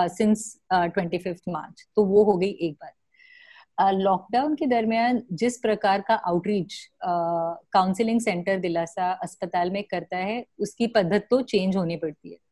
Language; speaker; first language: Hindi; non-native, local second language; Marathi